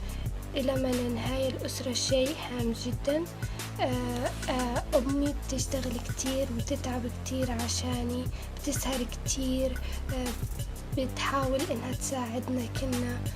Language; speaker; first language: Arabic; early bilingual, heritage; Arabic